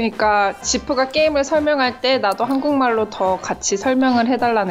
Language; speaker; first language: Korean; native; Korean